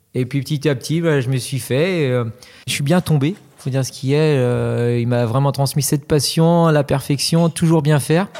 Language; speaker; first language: French; native; French